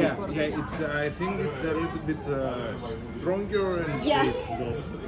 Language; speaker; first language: English; non-native, fluent; Greek